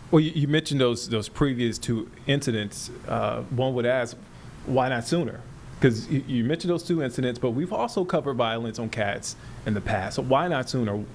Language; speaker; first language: English; native; English